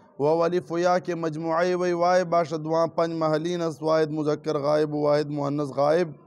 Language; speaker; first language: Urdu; non-native, local second language; Pashto